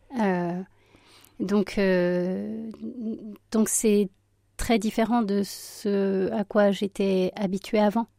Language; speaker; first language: French; early bilingual, other home language; Spanish